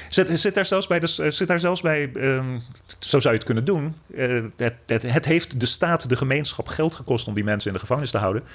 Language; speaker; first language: Dutch; native; Dutch